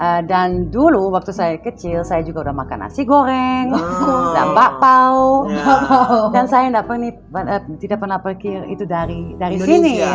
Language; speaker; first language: Indonesian; non-native, fluent; Dutch